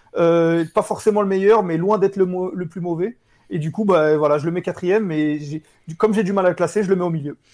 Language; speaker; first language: French; native; French